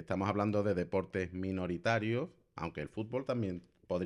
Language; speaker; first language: Spanish; native; Spanish